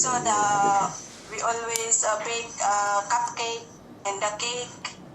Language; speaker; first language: English; non-native, learner; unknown